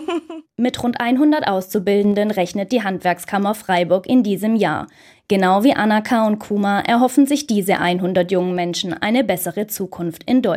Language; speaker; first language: German; native; German